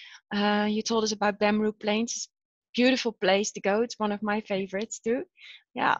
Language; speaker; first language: English; non-native, fluent; Dutch